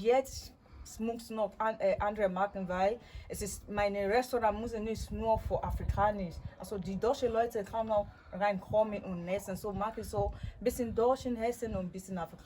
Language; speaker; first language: German; non-native, learner; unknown